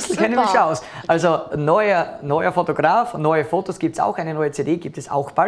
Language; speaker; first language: German; native; German